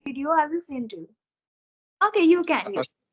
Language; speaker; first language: English; non-native, learner; Odia